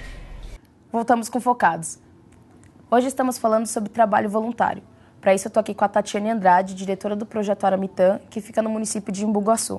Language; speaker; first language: Portuguese; native; Portuguese